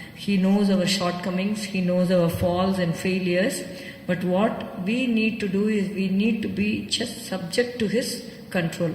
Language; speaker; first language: English; non-native, local second language; Tamil